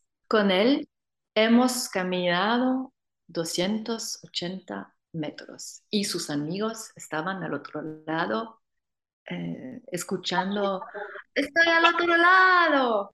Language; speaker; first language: Spanish; non-native, fluent; French